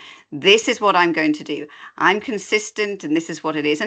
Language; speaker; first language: English; native; English